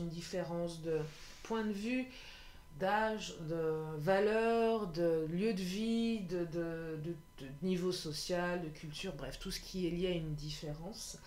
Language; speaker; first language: French; native; French